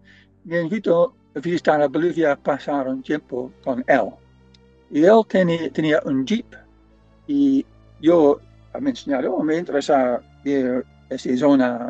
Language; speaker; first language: Spanish; non-native, fluent; English